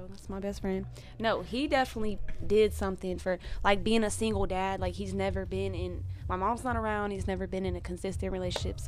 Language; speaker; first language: English; native; English